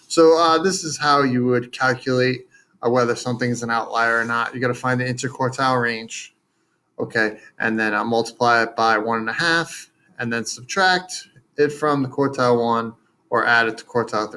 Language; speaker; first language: English; native; English